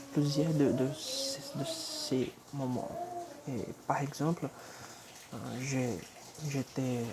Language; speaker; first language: French; non-native, fluent; Portuguese